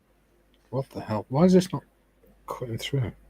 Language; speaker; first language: English; native; English